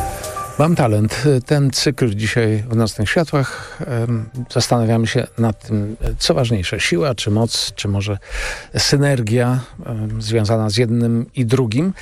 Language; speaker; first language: Polish; native; Polish